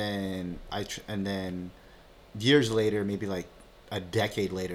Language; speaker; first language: English; early bilingual, other home language; Filipino